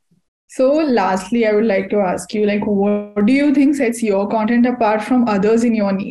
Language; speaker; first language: English; non-native, local second language; Hindi